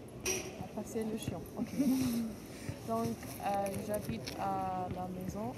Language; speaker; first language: French; non-native, learner; German